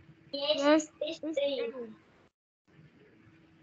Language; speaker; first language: English; non-native, learner; Vietnamese